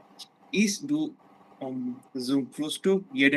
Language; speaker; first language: German; non-native, learner; Bangla